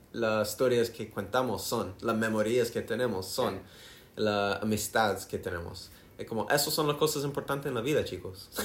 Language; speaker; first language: Spanish; non-native, learner; English